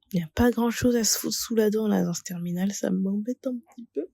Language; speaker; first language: French; native; French